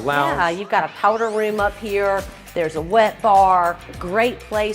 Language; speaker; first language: English; native; English